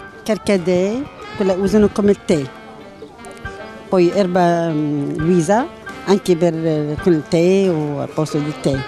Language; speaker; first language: Italian; non-native, learner; Arabic